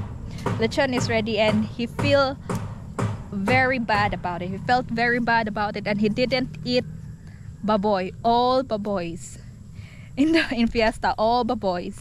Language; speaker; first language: English; non-native, local second language; Cebuano